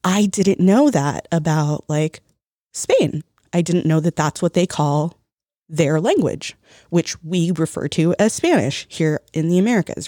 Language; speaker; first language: English; early bilingual, other home language; Spanish